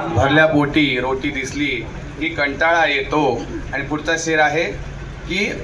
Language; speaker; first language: Marathi; non-native, local second language; Konkani